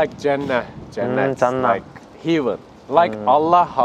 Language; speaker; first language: English; non-native, learner; Turkish